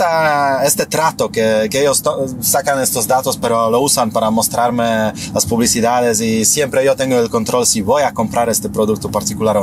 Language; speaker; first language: Spanish; non-native, fluent; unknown